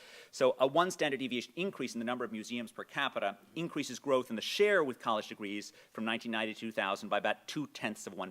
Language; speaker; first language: English; native; English